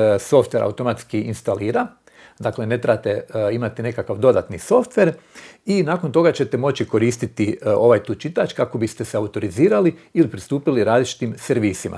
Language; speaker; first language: Croatian; native; Croatian